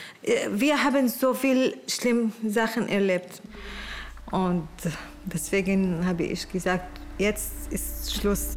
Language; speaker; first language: German; non-native, learner; Arabic